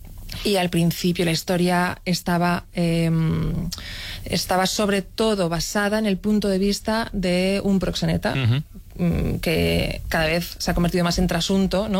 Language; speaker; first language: Spanish; native; Spanish